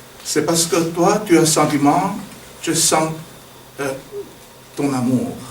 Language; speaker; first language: French; non-native, learner; Chinese